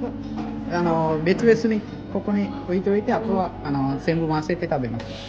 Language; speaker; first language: Japanese; non-native, fluent; Sinhala